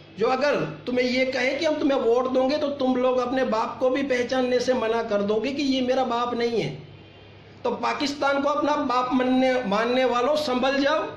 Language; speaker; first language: Hindi; non-native, local second language; Gujarati